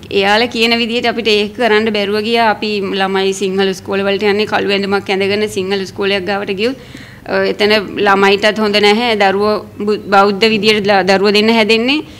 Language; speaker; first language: Sinhala; non-native, local second language; Tamil